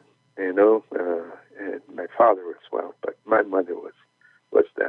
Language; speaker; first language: English; early bilingual, other home language; Spanish